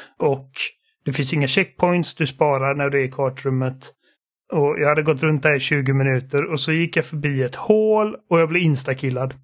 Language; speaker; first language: Swedish; early bilingual, other home language; German